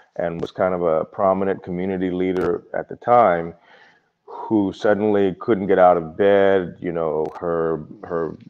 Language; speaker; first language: English; native; English